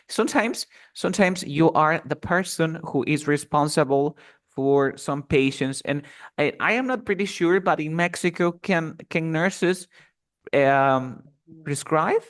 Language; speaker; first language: English; non-native, fluent; Spanish